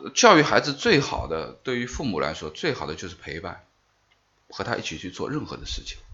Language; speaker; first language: Chinese; native; Chinese